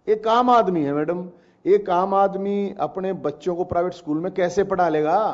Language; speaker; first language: Hindi; native; Hindi